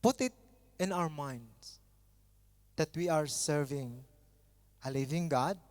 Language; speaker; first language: English; non-native, local second language; Filipino